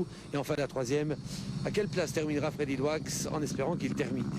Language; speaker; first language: French; native; French